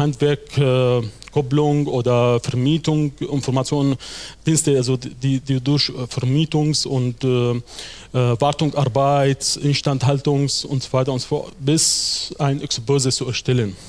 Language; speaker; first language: German; non-native, fluent; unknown